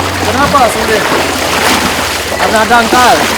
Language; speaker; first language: Indonesian; non-native, local second language; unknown